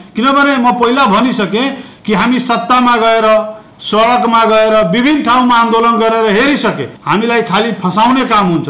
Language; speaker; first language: Nepali; non-native, local second language; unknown